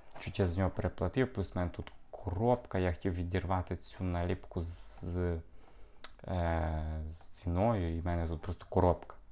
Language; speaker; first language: Ukrainian; non-native, local second language; Russian